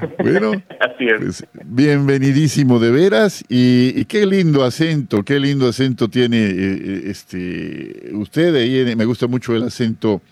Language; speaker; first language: Spanish; native; Spanish